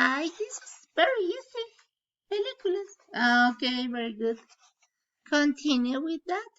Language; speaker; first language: English; non-native, learner; Spanish